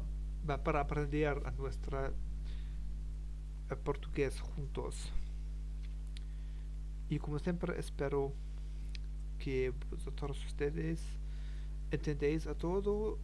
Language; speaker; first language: Spanish; non-native, learner; German